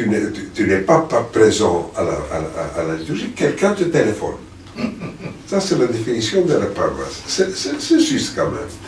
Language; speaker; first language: French; non-native, fluent; Greek